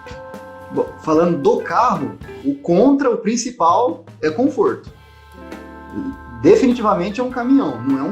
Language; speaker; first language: Portuguese; native; Portuguese